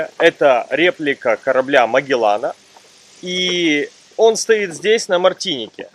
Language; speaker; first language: Russian; native; Russian